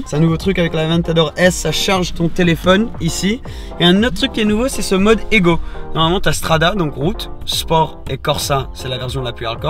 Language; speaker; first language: French; native; French